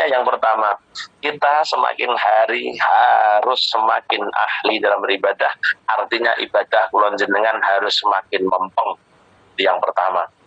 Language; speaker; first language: Indonesian; native; Indonesian